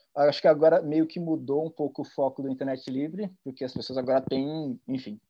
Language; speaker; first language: Portuguese; native; Portuguese